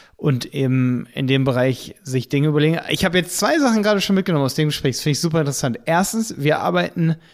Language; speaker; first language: German; native; German